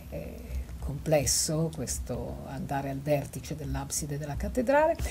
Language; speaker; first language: Italian; native; Italian